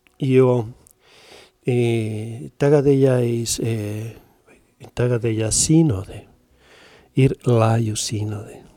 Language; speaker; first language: Latvian; non-native, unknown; Spanish